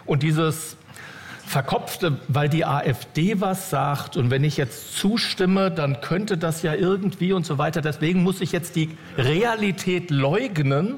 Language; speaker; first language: German; native; German